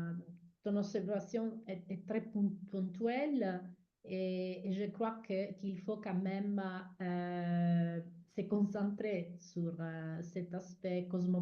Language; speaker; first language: French; non-native, fluent; Italian